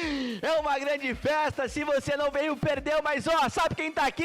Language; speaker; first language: Portuguese; native; Portuguese